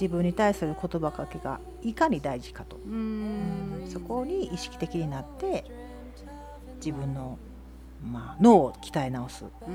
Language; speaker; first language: Japanese; native; Japanese